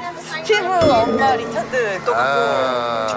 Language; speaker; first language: Korean; native; Korean